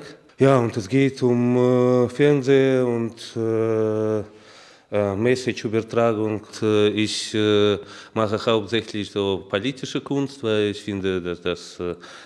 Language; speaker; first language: German; non-native, fluent; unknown